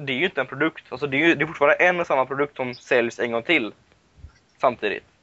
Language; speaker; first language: Swedish; native; Swedish